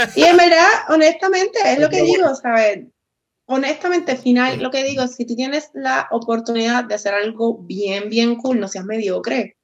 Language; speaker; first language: Spanish; native; Spanish